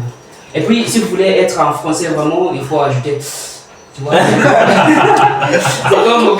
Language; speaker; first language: French; non-native, learner; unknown